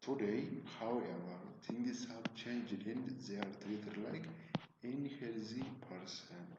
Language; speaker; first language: English; non-native, local second language; Amharic